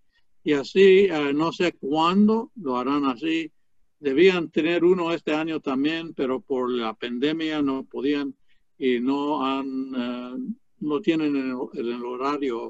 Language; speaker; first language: Spanish; non-native, fluent; English